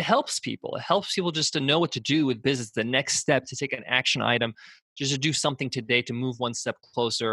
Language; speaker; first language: English; native; English